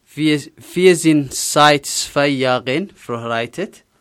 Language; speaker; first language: German; non-native, learner; Somali